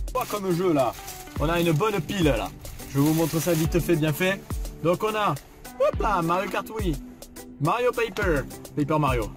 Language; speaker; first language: French; native; French